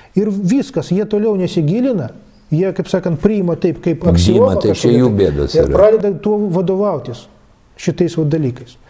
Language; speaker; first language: Lithuanian; non-native, local second language; Russian